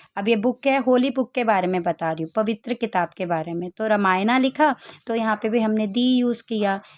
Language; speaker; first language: Hindi; native; Hindi